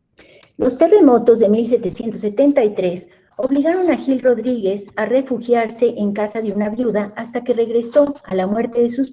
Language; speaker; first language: Spanish; native; Spanish